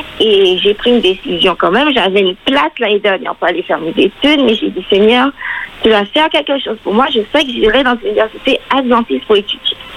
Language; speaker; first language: French; native; French